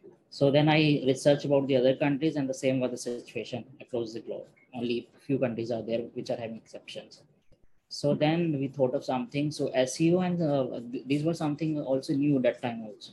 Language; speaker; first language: English; non-native, local second language; Hindi